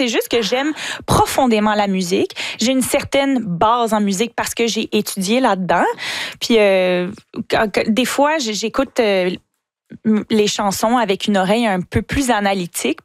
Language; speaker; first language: French; native; French